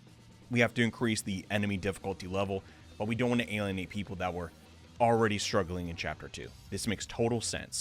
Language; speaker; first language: English; native; English